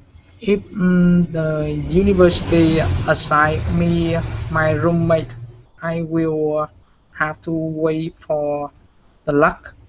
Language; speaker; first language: English; non-native, learner; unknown